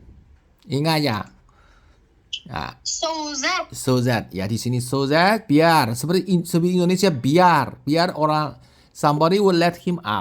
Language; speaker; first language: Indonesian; non-native, fluent; Chinese